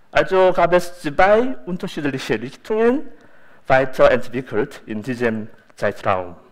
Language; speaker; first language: German; non-native, fluent; Korean